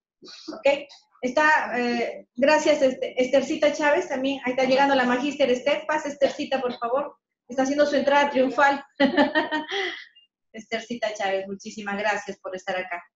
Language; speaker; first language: Spanish; native; Spanish